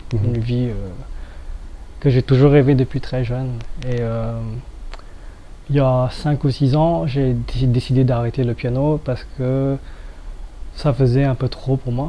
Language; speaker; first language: French; non-native, fluent; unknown